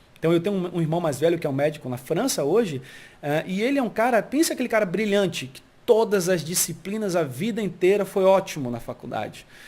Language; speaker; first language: Portuguese; early bilingual, heritage; Portuguese